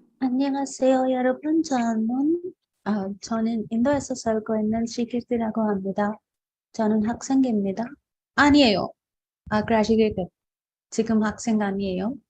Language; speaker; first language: Korean; non-native, learner; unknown